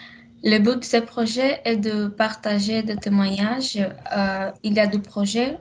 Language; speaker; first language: French; non-native, learner; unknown